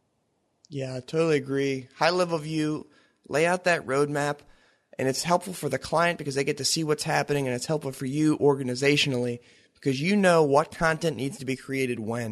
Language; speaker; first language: English; native; English